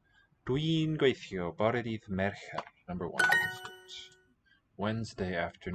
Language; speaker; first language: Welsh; non-native, learner; English